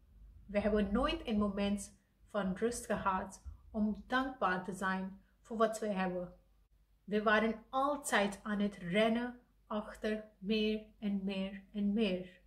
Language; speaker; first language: Dutch; non-native, fluent; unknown